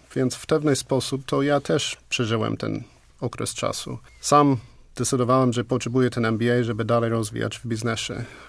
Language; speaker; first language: Polish; non-native, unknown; English